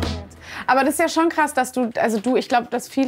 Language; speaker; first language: German; native; German